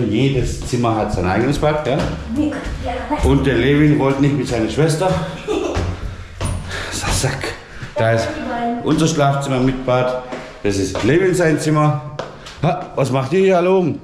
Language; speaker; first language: German; native; German